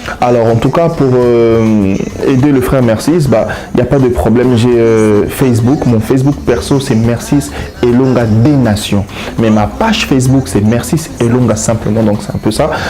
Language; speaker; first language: French; non-native, local second language; Lingala